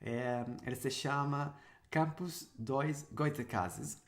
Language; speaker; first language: Portuguese; non-native, fluent; Sinhala